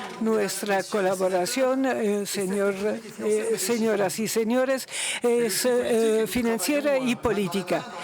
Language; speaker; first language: Spanish; non-native, fluent; Luxembourgish